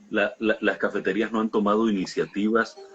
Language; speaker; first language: Spanish; native; Spanish